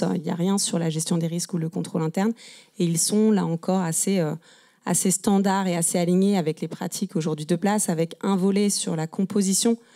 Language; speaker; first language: French; native; French